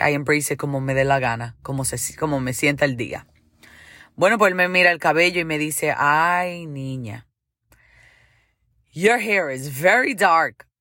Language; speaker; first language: Spanish; early bilingual, heritage; Spanish